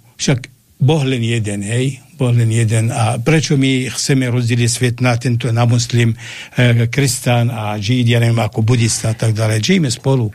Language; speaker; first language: Slovak; non-native, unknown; Arabic